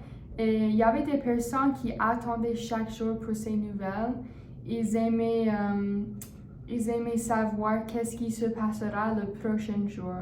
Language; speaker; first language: French; non-native, learner; English